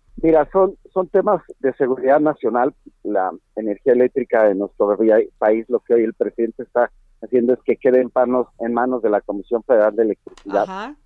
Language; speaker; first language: Spanish; native; Spanish